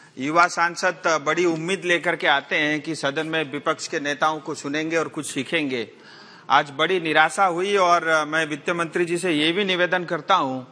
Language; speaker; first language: Hindi; non-native, local second language; Nepali